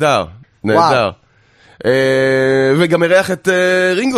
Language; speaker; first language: Hebrew; native; Hebrew